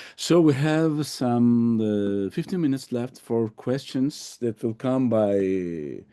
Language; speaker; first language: English; non-native, fluent; Turkish